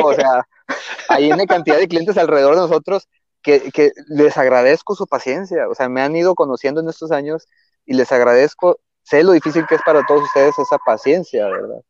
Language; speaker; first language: Spanish; native; Spanish